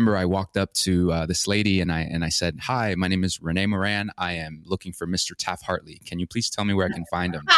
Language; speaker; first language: English; native; English